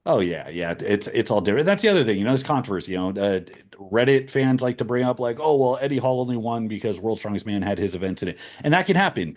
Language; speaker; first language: English; native; English